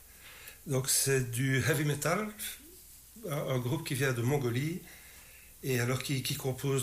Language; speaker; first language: French; native; French